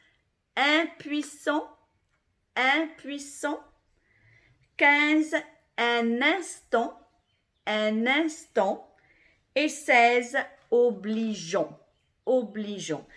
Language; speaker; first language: French; native; French